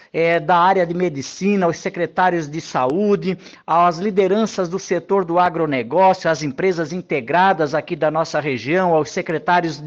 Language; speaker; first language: Portuguese; native; Portuguese